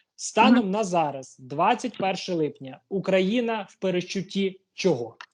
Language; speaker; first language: Ukrainian; native; Ukrainian